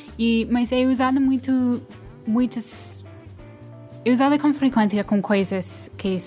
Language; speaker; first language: Portuguese; non-native, fluent; English